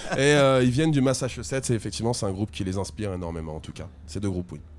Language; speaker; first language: French; native; French